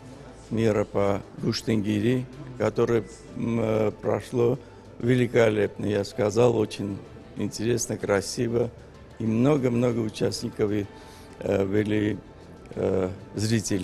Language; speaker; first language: Russian; non-native, fluent; Armenian